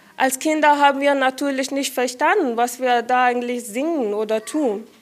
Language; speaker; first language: German; non-native, fluent; Persian